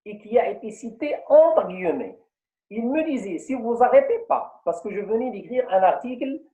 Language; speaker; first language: French; non-native, local second language; Arabic